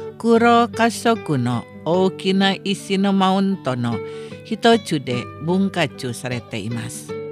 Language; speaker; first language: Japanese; non-native, fluent; Indonesian